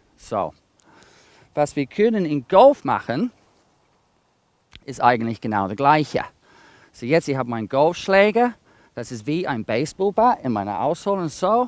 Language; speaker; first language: German; non-native, fluent; English